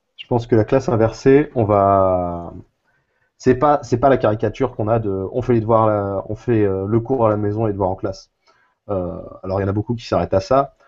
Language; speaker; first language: French; native; French